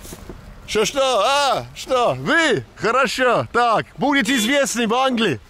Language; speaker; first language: Russian; non-native, learner; English